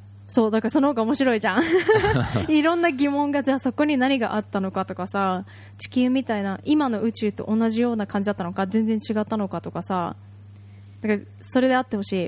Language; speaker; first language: Japanese; early bilingual, heritage; Japanese